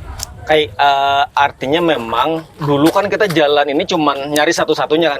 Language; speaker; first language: Indonesian; native; Indonesian